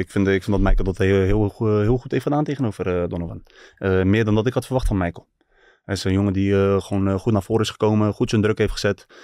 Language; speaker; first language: Dutch; early bilingual, other home language; Turkish